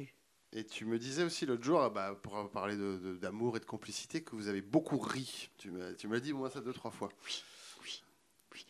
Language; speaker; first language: French; native; French